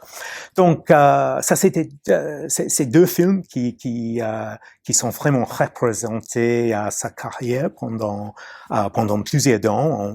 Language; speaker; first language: French; non-native, fluent; English